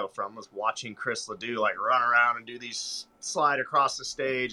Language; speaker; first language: English; native; English